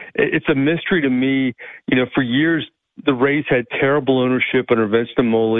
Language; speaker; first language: English; native; English